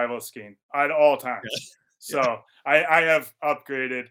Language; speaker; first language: English; native; English